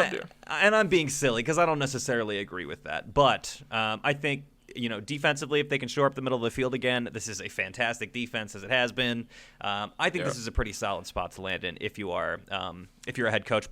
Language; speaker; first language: English; native; English